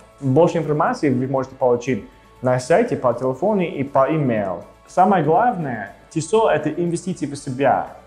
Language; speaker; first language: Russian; non-native, fluent; English